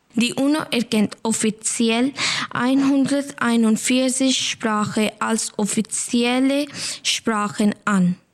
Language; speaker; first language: German; native; German